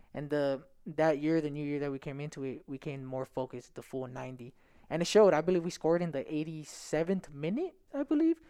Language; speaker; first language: English; native; English